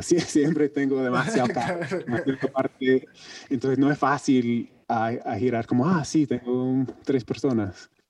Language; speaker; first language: Spanish; non-native, learner; English